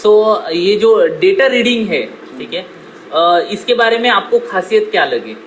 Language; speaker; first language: Hindi; non-native, local second language; Marathi